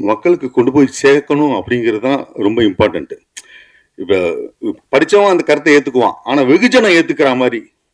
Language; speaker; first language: Tamil; native; Tamil